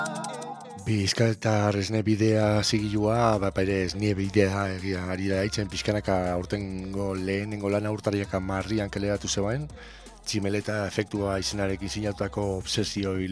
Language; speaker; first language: Basque; native; Basque